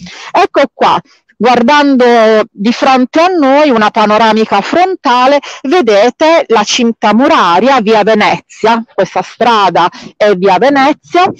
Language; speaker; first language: Italian; native; Italian